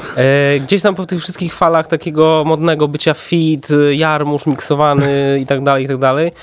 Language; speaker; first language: Polish; native; Polish